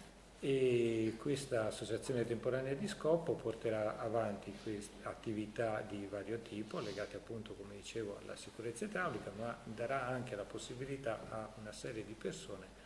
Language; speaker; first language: Italian; native; Italian